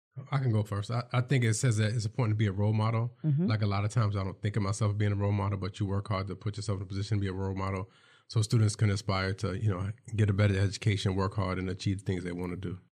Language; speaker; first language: English; native; English